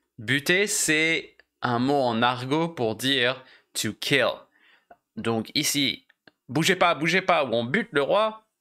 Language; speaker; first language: French; native; French